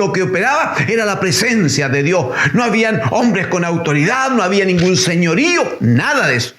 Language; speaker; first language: Spanish; native; Spanish